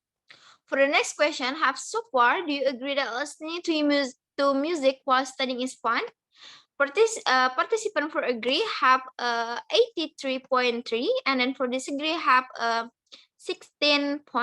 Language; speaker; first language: English; non-native, learner; Indonesian